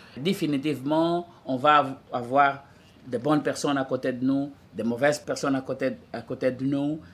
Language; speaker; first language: French; non-native, fluent; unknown